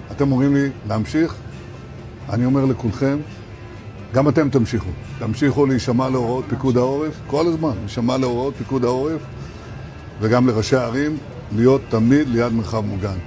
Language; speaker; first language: Hebrew; native; Hebrew